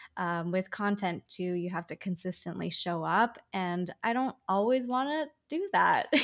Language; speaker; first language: English; native; English